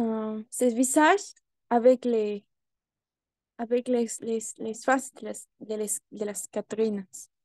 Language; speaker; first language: French; non-native, learner; Spanish